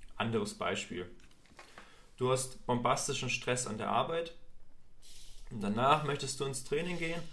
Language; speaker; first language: German; native; German